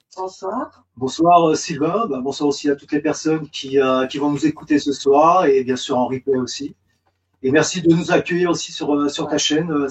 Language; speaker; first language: French; native; French